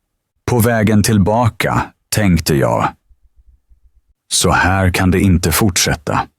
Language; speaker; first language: Swedish; non-native, fluent; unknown